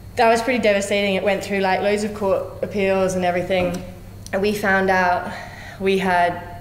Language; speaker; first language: English; native; English